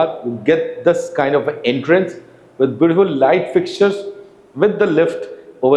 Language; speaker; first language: English; non-native, local second language; Hindi